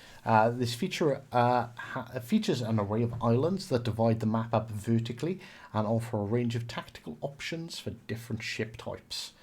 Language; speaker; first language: English; native; English